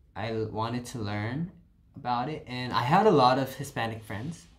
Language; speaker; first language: English; early bilingual, other home language; Korean